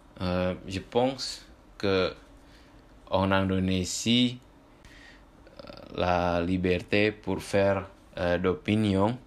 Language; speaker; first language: French; non-native, learner; Indonesian